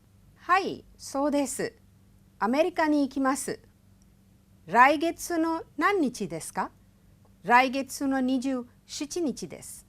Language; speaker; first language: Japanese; non-native, fluent; Hindi